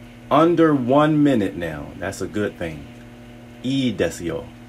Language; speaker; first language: English; native; English